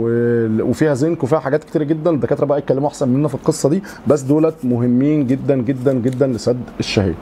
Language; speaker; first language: Arabic; native; Arabic